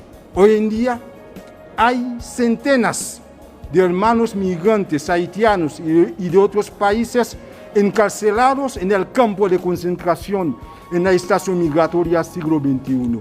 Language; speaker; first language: Spanish; non-native, fluent; Haitian Creole